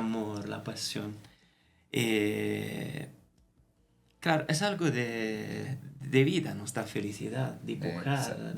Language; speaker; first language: Spanish; non-native, fluent; Italian